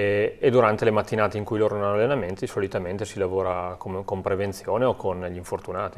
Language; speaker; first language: Italian; native; Italian